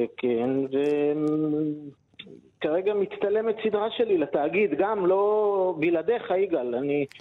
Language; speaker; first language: Hebrew; native; Hebrew